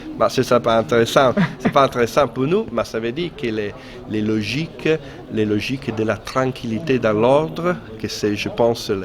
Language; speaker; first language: French; non-native, fluent; Italian